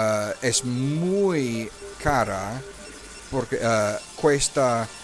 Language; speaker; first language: Spanish; non-native, learner; English